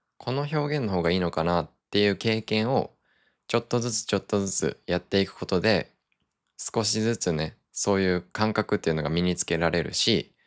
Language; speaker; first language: Japanese; native; Japanese